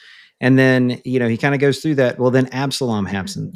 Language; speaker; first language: English; native; English